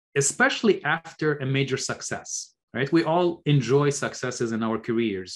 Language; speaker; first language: English; non-native, fluent; Arabic